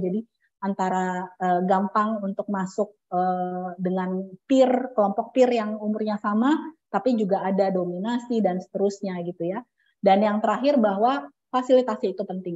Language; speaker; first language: Indonesian; native; Indonesian